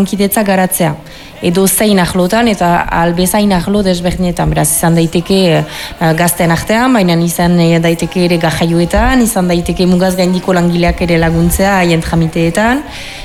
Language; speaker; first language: Basque; native; Basque